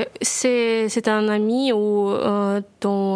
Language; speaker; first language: French; non-native, learner; Russian